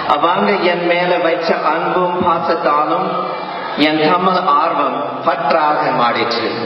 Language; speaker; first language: Tamil; non-native, fluent; English